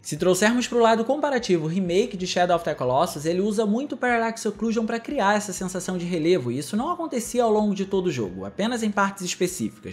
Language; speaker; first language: Portuguese; native; Portuguese